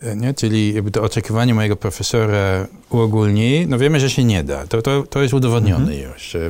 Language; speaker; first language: Polish; non-native, fluent; Dutch